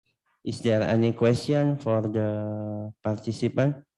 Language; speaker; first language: English; non-native, learner; Indonesian